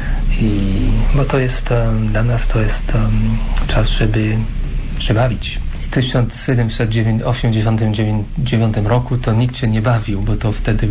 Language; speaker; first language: Polish; non-native, fluent; French